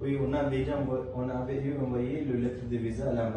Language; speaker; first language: French; non-native, learner; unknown